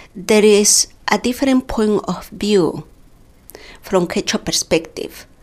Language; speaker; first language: English; non-native, fluent; Quechua